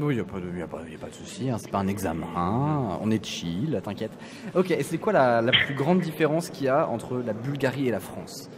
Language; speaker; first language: French; native; French